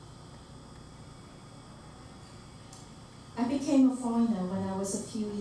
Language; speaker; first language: English; early bilingual, other home language; Korean